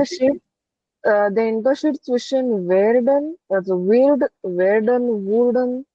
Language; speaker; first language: German; non-native, fluent; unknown